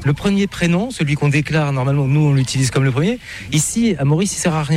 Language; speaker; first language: French; native; French